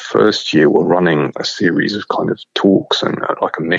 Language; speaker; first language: English; native; English